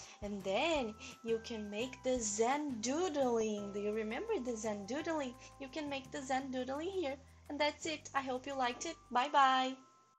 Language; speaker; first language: English; non-native, fluent; Portuguese